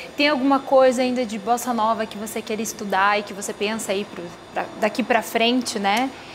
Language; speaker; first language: Portuguese; native; Portuguese